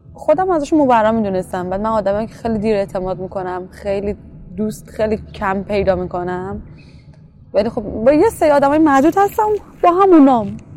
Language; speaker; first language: Persian; native; Persian